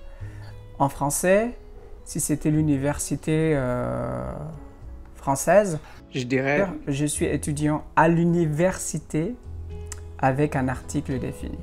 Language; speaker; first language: French; non-native, fluent; Indonesian